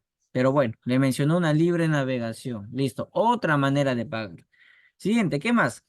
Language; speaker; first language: Spanish; native; Spanish